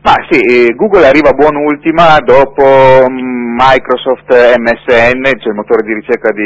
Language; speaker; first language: Italian; native; Italian